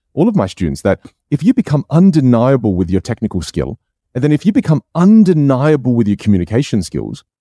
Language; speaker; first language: English; non-native, local second language; Chinese